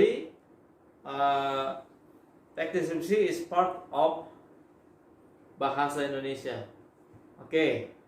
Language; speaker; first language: English; non-native, learner; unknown